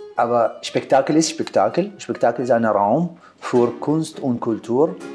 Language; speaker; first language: German; non-native, learner; Arabic